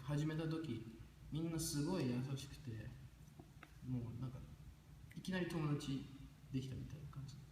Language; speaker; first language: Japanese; non-native, fluent; English